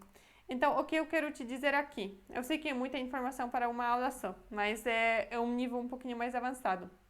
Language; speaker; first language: Portuguese; non-native, fluent; Polish